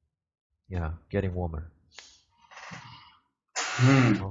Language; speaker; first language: English; non-native, fluent; Korean